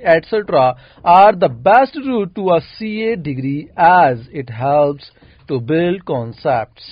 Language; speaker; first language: English; non-native, local second language; Urdu